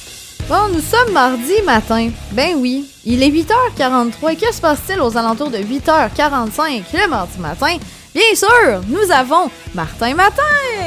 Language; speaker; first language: French; native; French